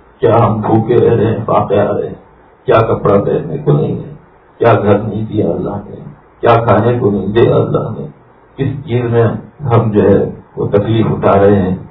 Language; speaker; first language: Urdu; native; Urdu